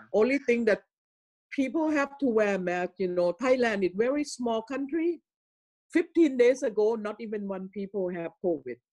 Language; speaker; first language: English; non-native, learner; Thai